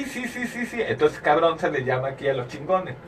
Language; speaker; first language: Spanish; native; Spanish